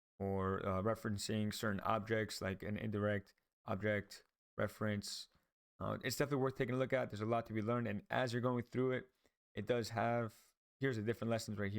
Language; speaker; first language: English; native; English